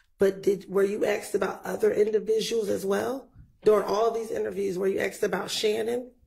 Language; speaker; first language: English; native; English